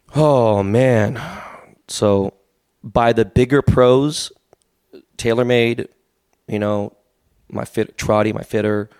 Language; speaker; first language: English; native; English